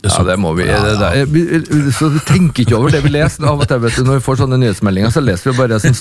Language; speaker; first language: Norwegian; native; Norwegian